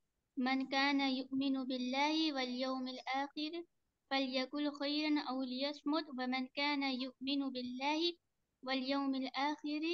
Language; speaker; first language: Arabic; non-native, learner; Urdu